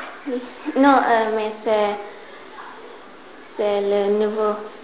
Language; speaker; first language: French; non-native, learner; English